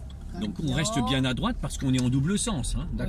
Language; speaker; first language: French; native; French